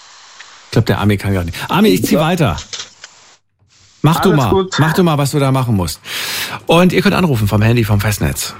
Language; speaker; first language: German; native; German